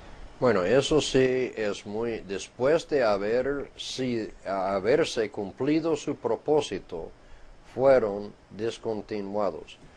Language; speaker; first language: Spanish; non-native, fluent; English